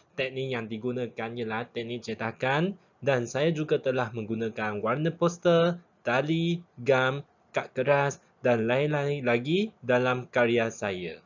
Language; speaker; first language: Malay; non-native, local second language; Chinese